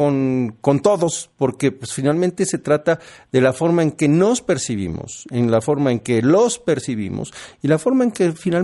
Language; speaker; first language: Spanish; native; Spanish